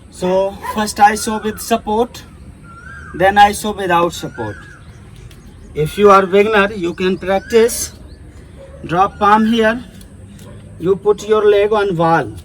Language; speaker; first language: English; non-native, local second language; Hindi